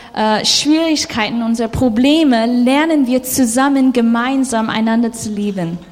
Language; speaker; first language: German; non-native, fluent; English